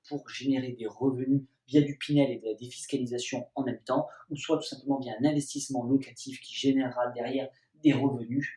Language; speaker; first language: French; native; French